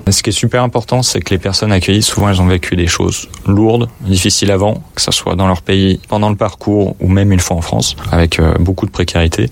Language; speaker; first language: French; native; French